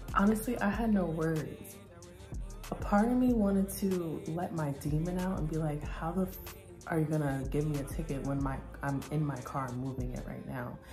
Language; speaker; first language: English; native; English